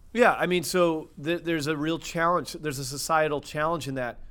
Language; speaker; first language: English; native; English